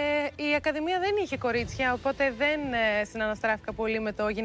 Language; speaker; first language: Greek; native; Greek